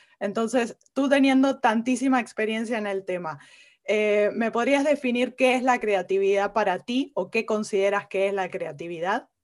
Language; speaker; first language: Spanish; native; Spanish